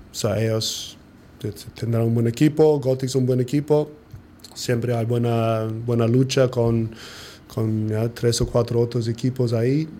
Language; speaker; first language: Spanish; non-native, fluent; English